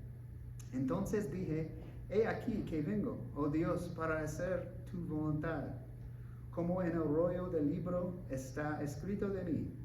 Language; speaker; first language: Spanish; non-native, learner; English